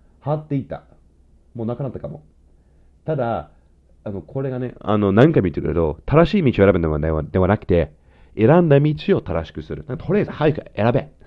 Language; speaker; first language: Japanese; non-native, fluent; English